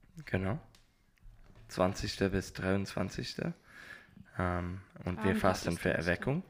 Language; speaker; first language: German; non-native, learner; English